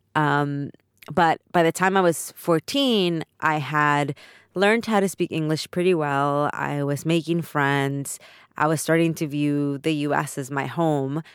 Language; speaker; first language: English; early bilingual, other home language; Spanish